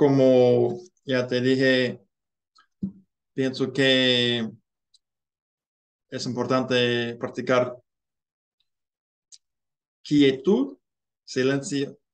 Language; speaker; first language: Spanish; non-native, learner; English